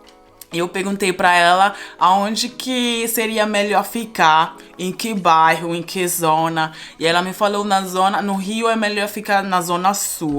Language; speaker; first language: Portuguese; non-native, fluent; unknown